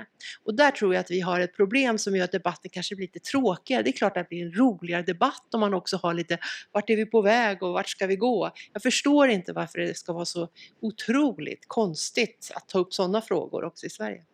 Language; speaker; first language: Swedish; native; Swedish